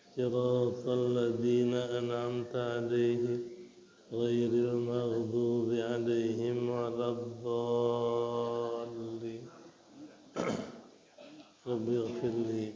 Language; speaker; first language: Arabic; non-native, fluent; Indonesian